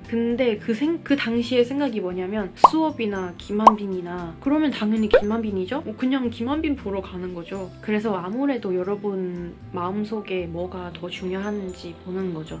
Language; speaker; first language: Korean; non-native, fluent; Cantonese